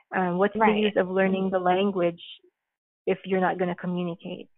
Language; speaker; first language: English; early bilingual, other home language; Filipino